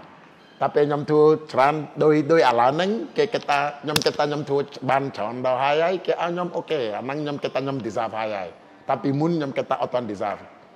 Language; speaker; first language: Khmer; non-native, fluent; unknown